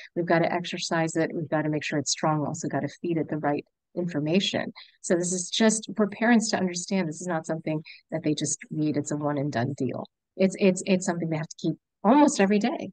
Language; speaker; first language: English; native; English